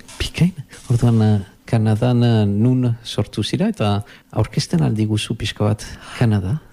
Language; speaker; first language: Basque; native; Basque